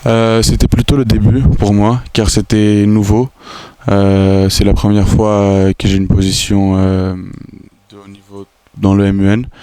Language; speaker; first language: French; non-native, fluent; Greek